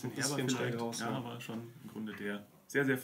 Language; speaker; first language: German; native; German